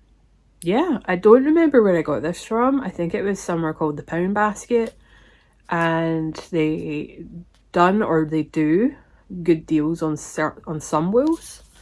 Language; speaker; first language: English; native; English